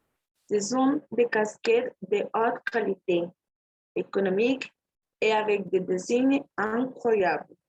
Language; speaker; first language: French; non-native, learner; Spanish